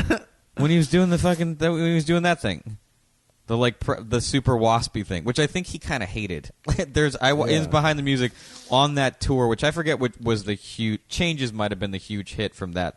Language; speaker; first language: English; native; English